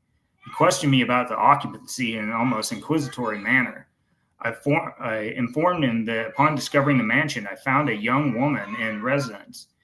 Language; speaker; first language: English; native; English